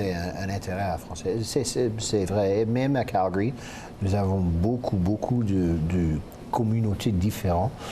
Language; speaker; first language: French; non-native, local second language; English